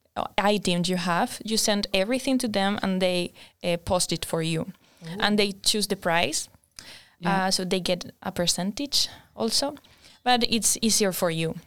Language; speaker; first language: English; non-native, fluent; Spanish